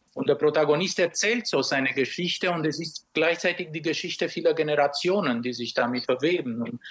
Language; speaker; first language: German; early bilingual, other home language; Romanian